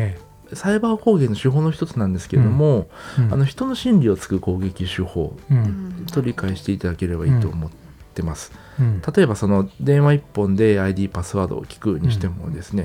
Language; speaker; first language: Japanese; native; Japanese